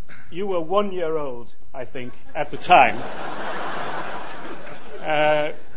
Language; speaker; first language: English; native; English